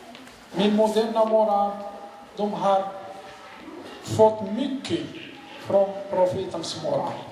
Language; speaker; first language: Swedish; non-native, learner; Arabic